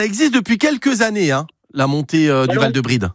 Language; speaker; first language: French; native; French